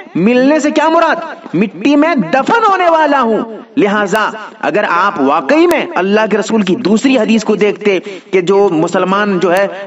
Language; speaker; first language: Urdu; native; Urdu